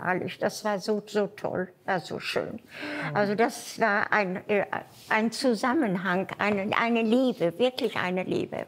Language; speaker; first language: German; native; German